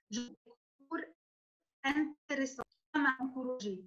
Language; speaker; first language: French; non-native, fluent; Arabic